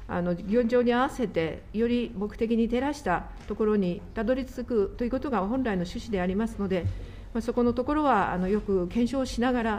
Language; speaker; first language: Japanese; native; Japanese